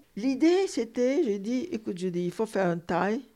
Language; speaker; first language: French; non-native, fluent; Turkish